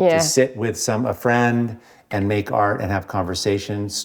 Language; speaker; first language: English; native; English